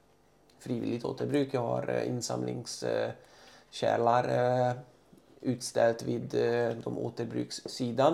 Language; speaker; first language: Swedish; non-native, fluent; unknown